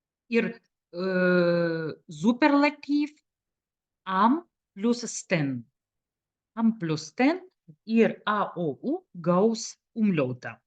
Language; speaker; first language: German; non-native, fluent; Lithuanian